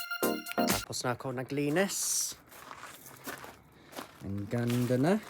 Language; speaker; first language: Filipino; non-native, learner; English